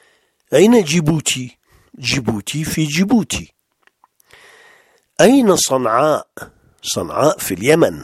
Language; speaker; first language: Arabic; non-native, fluent; French